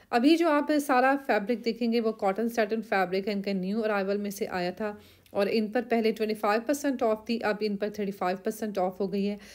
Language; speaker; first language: Urdu; native; Urdu